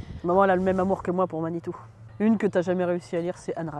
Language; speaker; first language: French; native; French